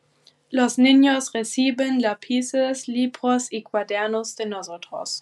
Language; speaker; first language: Spanish; non-native, learner; German